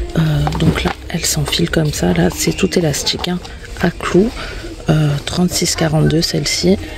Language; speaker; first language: French; native; French